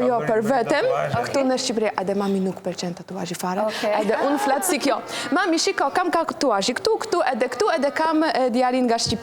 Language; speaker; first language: Albanian; non-native, learner; Polish